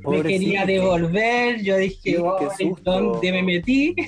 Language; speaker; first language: Spanish; non-native, fluent; Haitian Creole